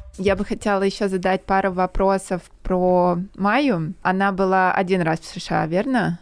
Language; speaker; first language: Russian; native; Russian